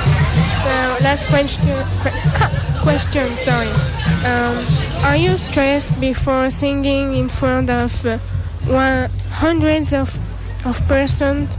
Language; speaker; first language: English; non-native, learner; French